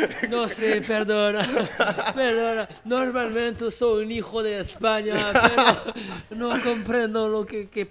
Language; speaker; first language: Spanish; non-native, learner; French